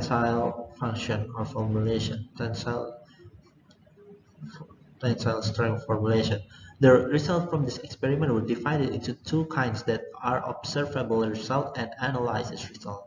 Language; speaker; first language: English; non-native, learner; Indonesian